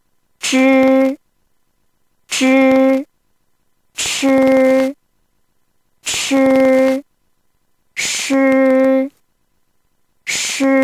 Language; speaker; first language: Chinese; non-native, learner; Korean